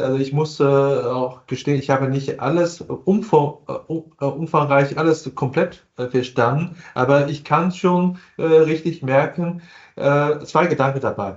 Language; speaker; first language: German; non-native, fluent; Chinese